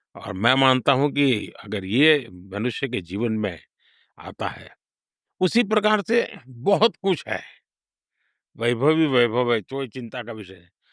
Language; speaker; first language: Hindi; non-native, local second language; Gujarati